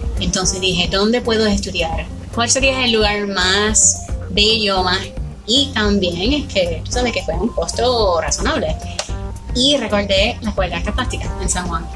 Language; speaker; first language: Spanish; non-native, fluent; English